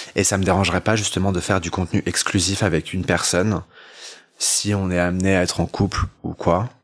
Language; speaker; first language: French; native; French